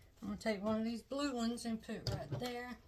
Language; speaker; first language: English; native; English